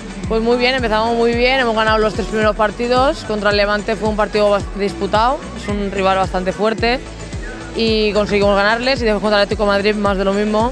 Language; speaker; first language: Spanish; native; Spanish